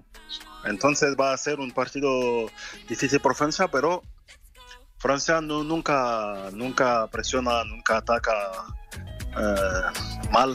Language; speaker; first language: Spanish; non-native, fluent; French